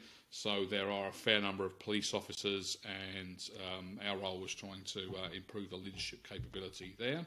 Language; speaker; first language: English; native; English